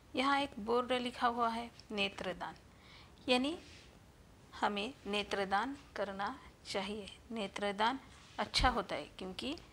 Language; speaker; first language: Hindi; non-native, local second language; Marathi